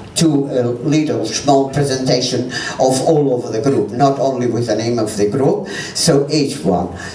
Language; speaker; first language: English; non-native, learner; Spanish